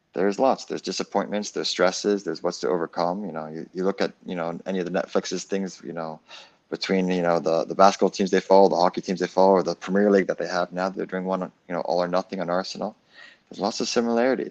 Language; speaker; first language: English; native; English